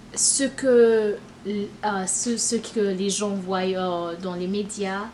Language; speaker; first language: French; non-native, local second language; Rundi